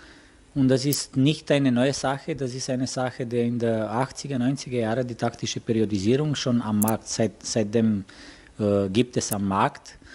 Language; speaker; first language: German; non-native, fluent; Romanian